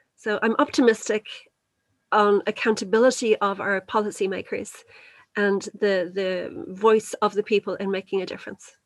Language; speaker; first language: English; native; English